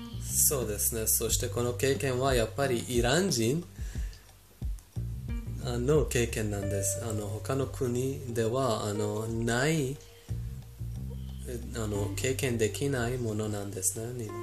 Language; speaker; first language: Japanese; non-native, fluent; Persian